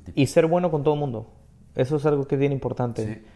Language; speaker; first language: Spanish; native; Spanish